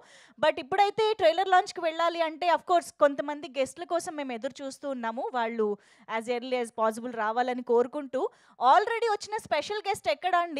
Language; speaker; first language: Telugu; native; Telugu